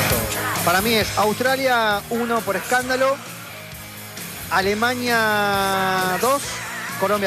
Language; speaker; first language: Spanish; native; Spanish